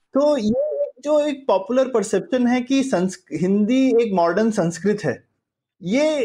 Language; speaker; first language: Hindi; native; Hindi